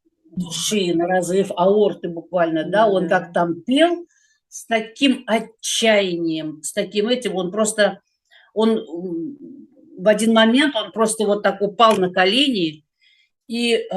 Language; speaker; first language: Russian; native; Russian